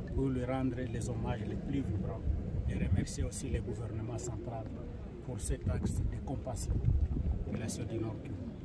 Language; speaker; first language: French; non-native, local second language; Swahili